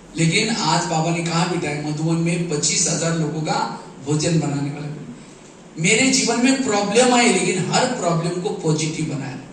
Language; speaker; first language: Hindi; non-native, local second language; Marathi